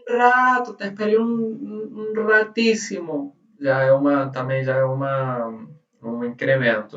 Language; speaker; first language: Portuguese; non-native, fluent; Spanish